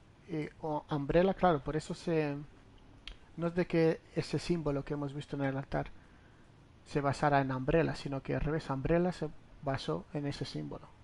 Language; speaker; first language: Spanish; native; Spanish